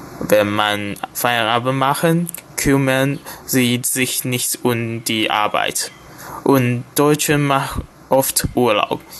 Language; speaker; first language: German; non-native, learner; Chinese